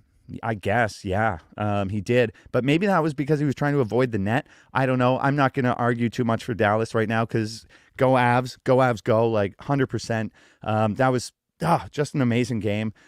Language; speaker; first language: English; native; English